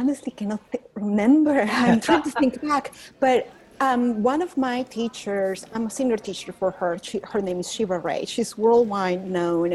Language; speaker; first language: English; non-native, fluent; Spanish